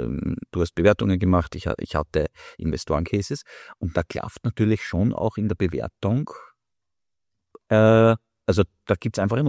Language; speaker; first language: German; native; German